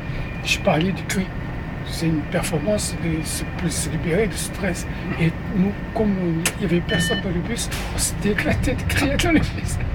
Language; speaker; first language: French; non-native, fluent; Portuguese